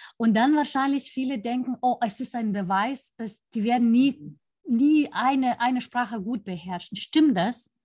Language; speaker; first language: German; non-native, fluent; Lithuanian